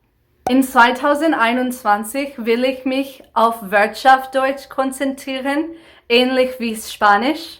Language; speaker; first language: German; non-native, fluent; Telugu